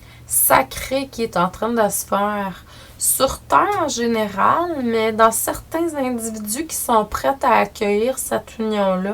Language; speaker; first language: French; native; French